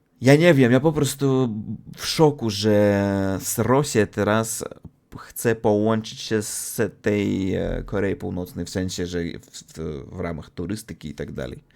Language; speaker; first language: Polish; non-native, fluent; Russian